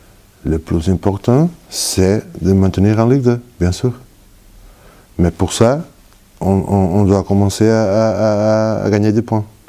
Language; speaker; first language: French; non-native, fluent; Portuguese